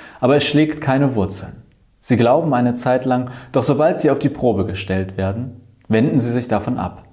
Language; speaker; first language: German; native; German